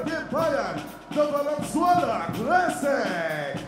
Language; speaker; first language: English; non-native, local second language; Filipino